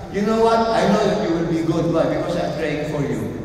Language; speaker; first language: English; non-native, local second language; Filipino